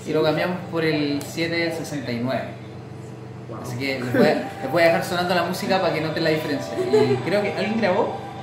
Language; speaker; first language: Spanish; native; Spanish